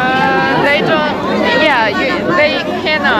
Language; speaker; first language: English; non-native, learner; Russian